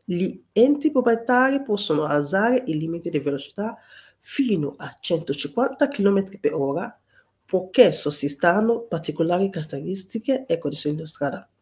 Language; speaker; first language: Italian; non-native, fluent; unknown